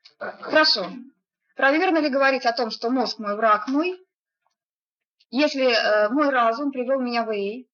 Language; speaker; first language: Russian; native; Russian